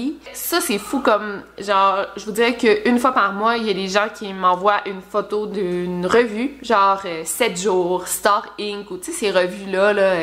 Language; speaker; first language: French; native; French